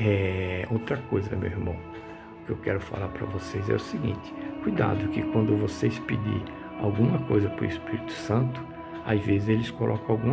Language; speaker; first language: Portuguese; native; Portuguese